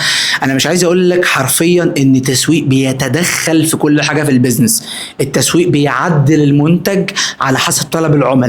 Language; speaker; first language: Arabic; native; Arabic